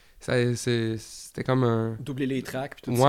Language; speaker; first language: French; native; French